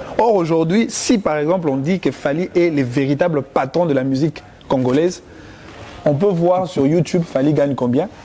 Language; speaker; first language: French; non-native, local second language; Lingala